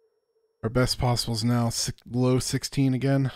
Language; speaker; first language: English; native; English